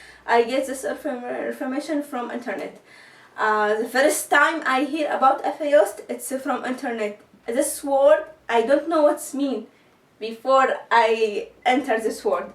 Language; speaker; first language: English; non-native, learner; Arabic